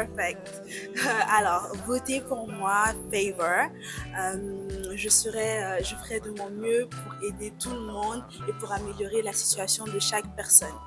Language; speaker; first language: French; early bilingual, other home language; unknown